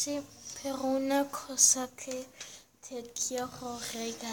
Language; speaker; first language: Spanish; early bilingual, heritage; Spanish